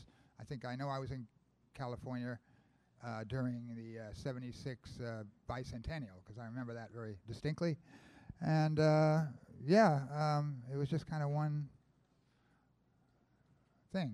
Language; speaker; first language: English; native; English